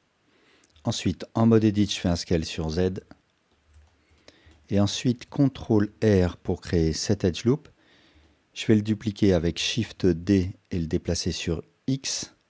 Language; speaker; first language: French; native; French